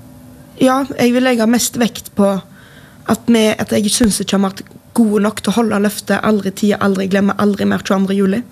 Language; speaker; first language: Norwegian; native; Norwegian